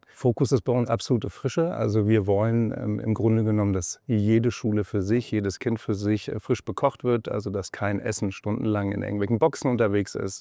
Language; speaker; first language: German; native; German